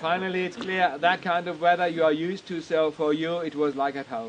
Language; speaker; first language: English; non-native, fluent; German